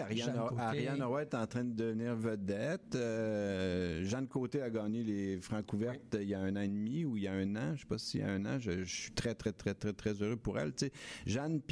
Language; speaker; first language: French; native; French